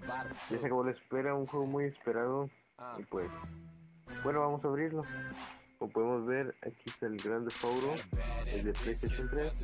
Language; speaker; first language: Spanish; native; Spanish